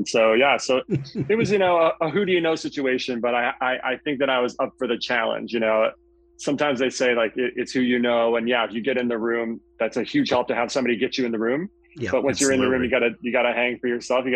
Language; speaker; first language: English; native; English